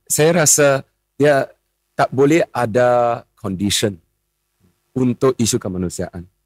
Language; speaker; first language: Malay; non-native, local second language; Chinese